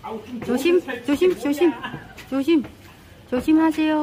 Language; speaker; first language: Korean; non-native, learner; Vietnamese